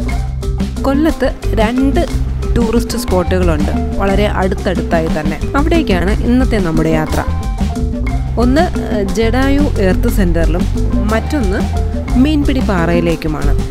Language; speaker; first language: Malayalam; native; Malayalam